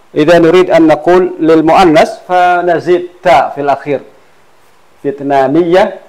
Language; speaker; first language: Arabic; non-native, fluent; Khmer